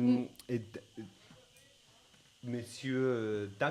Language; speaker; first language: French; non-native, fluent; Spanish